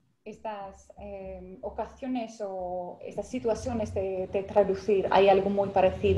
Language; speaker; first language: Spanish; non-native, fluent; Finnish